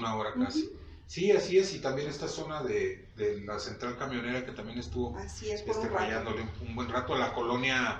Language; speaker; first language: Spanish; native; Spanish